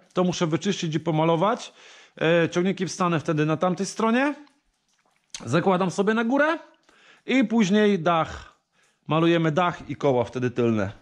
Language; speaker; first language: Polish; native; Polish